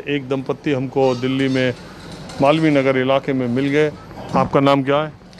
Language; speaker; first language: Hindi; native; Hindi